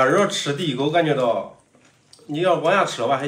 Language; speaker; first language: Chinese; native; Chinese